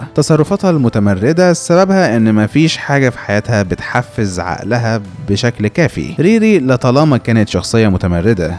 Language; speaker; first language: Arabic; native; Arabic